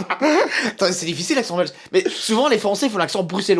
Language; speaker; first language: French; native; French